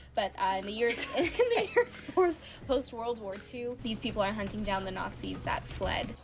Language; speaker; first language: English; native; English